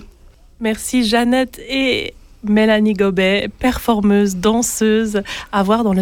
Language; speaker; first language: French; native; French